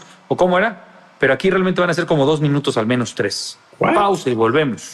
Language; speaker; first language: Spanish; native; Spanish